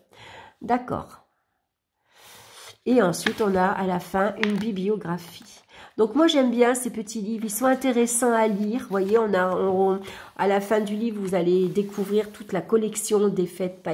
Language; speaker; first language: French; native; French